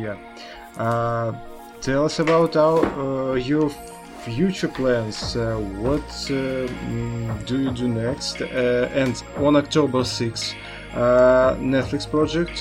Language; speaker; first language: English; non-native, learner; Russian